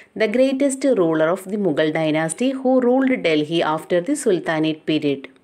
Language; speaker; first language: English; non-native, local second language; Malayalam